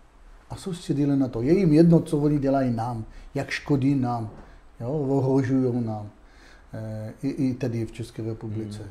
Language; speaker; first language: Czech; non-native, fluent; Hebrew